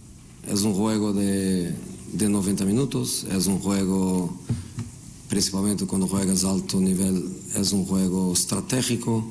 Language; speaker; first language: Spanish; non-native, fluent; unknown